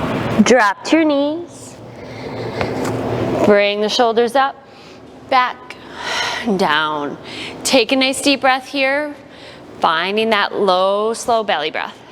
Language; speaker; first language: English; native; English